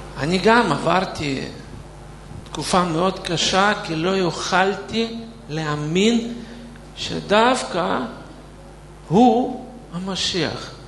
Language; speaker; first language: Hebrew; non-native, fluent; Russian